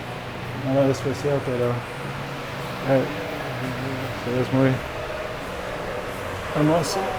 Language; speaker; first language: Spanish; non-native, learner; English